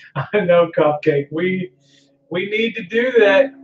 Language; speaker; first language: English; native; English